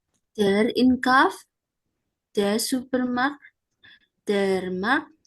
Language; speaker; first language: German; non-native, learner; Indonesian